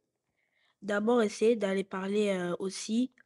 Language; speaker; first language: French; non-native, local second language; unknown